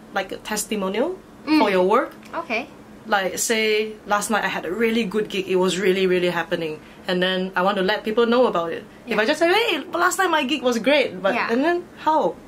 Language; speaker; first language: English; non-native, local second language; Chinese